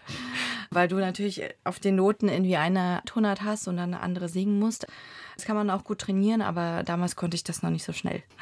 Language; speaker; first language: German; early bilingual, other home language; Russian